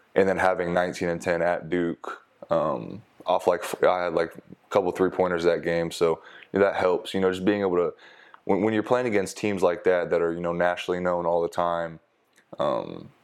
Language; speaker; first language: English; native; English